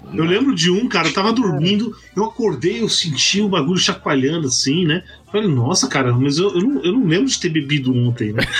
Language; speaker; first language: Portuguese; native; Portuguese